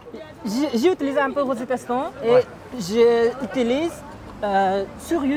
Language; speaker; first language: French; non-native, learner; Japanese